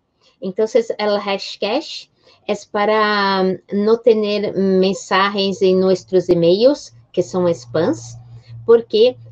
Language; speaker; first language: Spanish; non-native, fluent; Portuguese